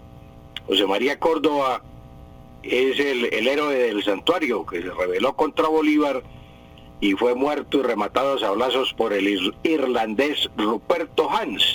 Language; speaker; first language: Spanish; native; Spanish